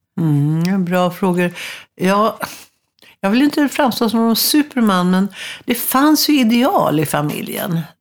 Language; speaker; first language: Swedish; native; Swedish